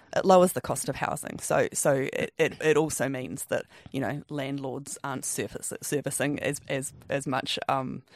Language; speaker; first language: English; native; English